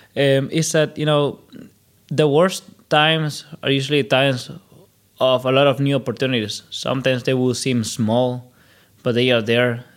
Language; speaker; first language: English; non-native, fluent; Spanish